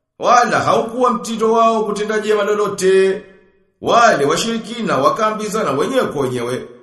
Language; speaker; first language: Swahili; native; Swahili